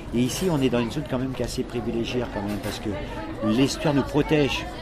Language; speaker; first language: French; native; French